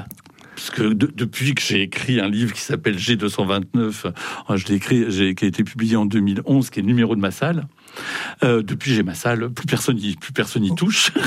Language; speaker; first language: French; native; French